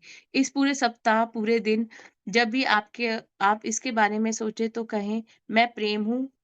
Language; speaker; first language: Hindi; native; Hindi